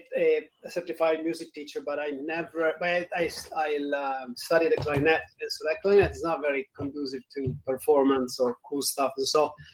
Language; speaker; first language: English; non-native, fluent; Italian